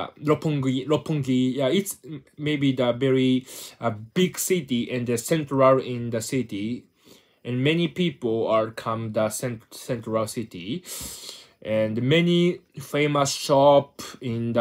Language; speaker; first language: English; non-native, learner; Japanese